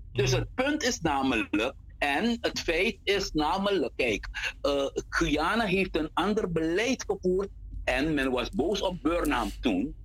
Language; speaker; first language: Dutch; native; Dutch